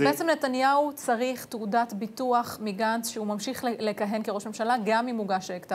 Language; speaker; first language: Hebrew; native; Hebrew